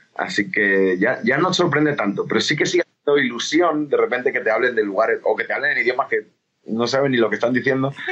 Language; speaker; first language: Spanish; native; Spanish